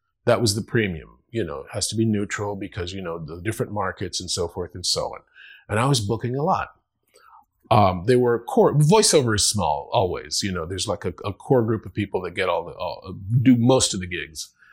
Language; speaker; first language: English; non-native, fluent; Spanish